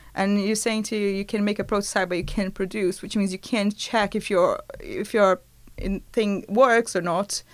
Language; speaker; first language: English; non-native, fluent; Portuguese